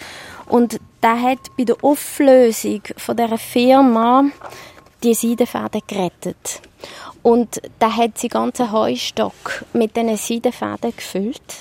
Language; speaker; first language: German; native; German